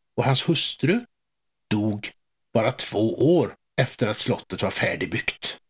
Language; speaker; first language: Swedish; native; Swedish